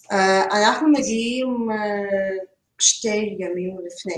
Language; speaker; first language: Hebrew; non-native, learner; Russian